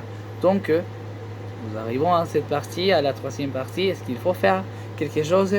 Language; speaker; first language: French; non-native, learner; Spanish